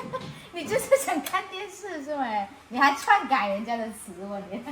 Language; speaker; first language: Chinese; native; Chinese